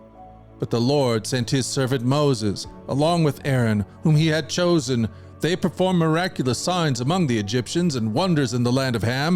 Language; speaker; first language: English; native; English